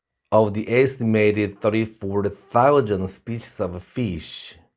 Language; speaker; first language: English; non-native, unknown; Korean